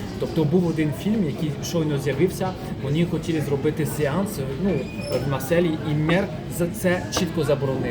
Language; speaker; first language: Ukrainian; non-native, fluent; French